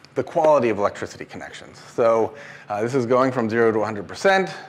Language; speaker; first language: English; native; English